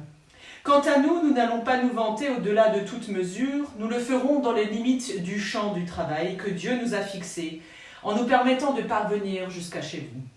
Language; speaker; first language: French; native; French